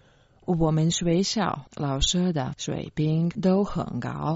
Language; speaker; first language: Chinese; non-native, learner; Croatian